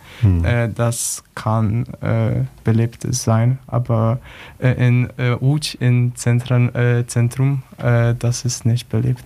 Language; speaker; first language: German; non-native, learner; Polish